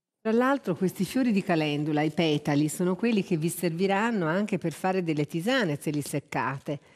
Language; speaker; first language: Italian; native; Italian